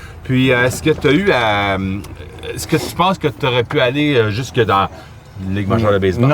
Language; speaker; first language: French; native; French